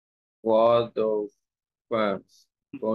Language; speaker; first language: English; non-native, learner; Bangla